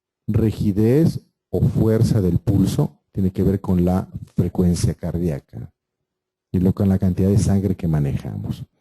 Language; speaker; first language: Spanish; native; Spanish